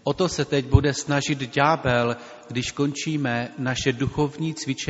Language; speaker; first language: Czech; native; Czech